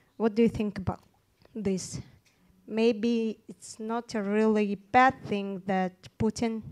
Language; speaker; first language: English; non-native, fluent; Turkmen